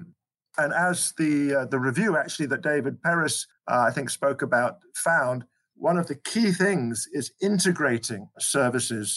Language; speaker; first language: English; native; English